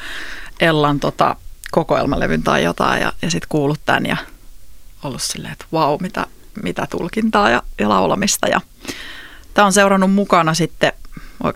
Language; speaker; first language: Finnish; native; Finnish